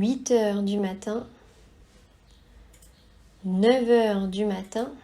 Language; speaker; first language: French; native; French